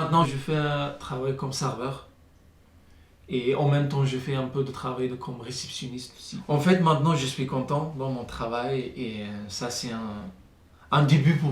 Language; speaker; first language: French; non-native, learner; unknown